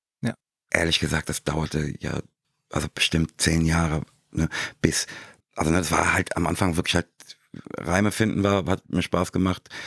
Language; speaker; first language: German; native; German